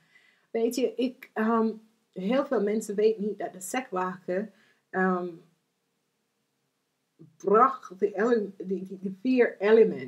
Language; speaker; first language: Dutch; non-native, learner; English